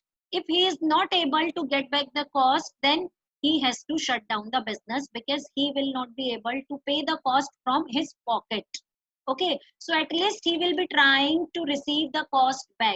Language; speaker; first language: English; non-native, local second language; Hindi